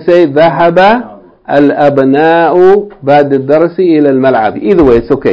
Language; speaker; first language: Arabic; non-native, fluent; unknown